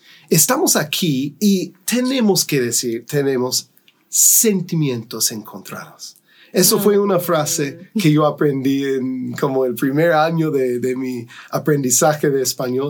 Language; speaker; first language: Spanish; non-native, fluent; English